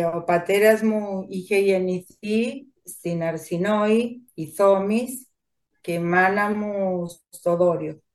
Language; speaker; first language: Greek; early bilingual, heritage; Spanish